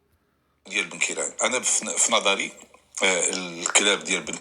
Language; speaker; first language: Arabic; native; Arabic